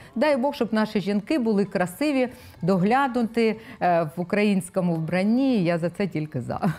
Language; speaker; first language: Ukrainian; non-native, local second language; Russian